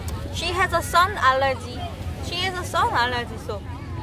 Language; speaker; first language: English; non-native, learner; Korean